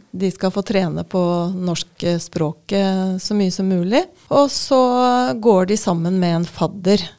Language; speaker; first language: Norwegian; native; Norwegian